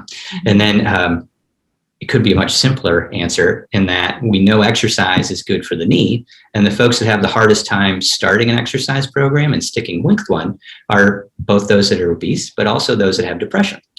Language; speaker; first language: English; native; English